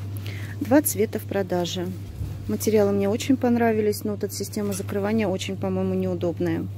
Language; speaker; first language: Russian; native; Russian